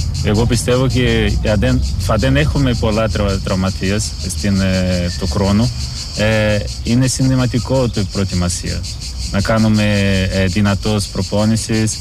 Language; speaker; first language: Greek; non-native, learner; Portuguese